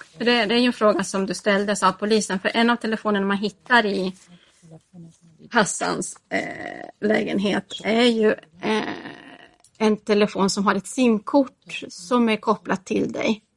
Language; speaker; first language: Swedish; native; Swedish